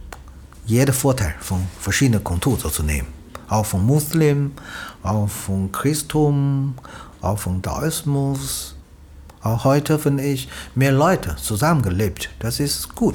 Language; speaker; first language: German; non-native, learner; Chinese